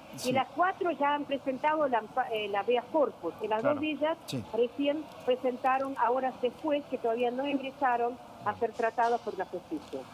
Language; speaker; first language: Spanish; non-native, fluent; Russian